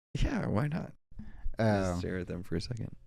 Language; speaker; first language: English; native; English